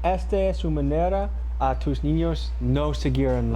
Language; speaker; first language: Spanish; non-native, learner; English